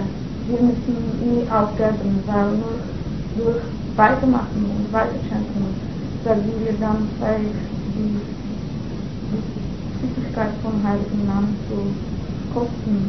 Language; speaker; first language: German; non-native, fluent; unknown